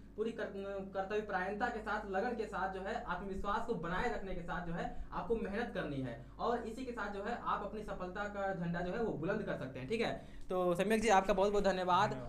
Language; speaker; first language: Hindi; native; Hindi